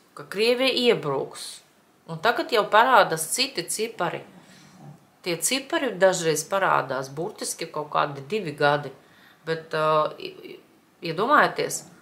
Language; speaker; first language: Latvian; non-native, local second language; Russian